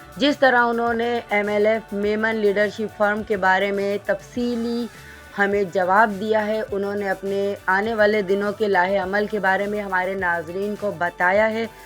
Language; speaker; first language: Urdu; native; Urdu